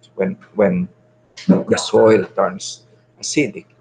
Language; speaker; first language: English; non-native, local second language; Filipino